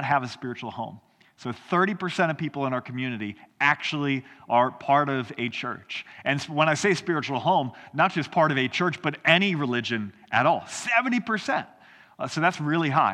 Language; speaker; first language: English; native; English